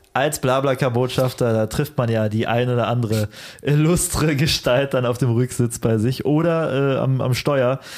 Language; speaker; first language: German; early bilingual, other home language; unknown